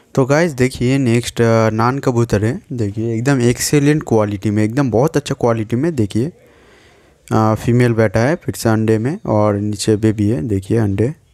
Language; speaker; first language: Hindi; non-native, local second language; Bangla